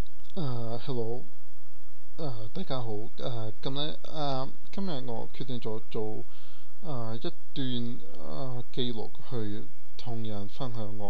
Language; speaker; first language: Cantonese; non-native, learner; Portuguese